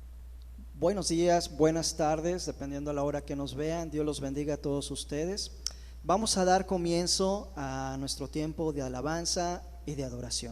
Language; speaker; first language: Spanish; native; Spanish